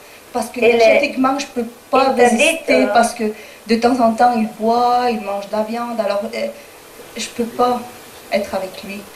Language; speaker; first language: French; non-native, fluent; Spanish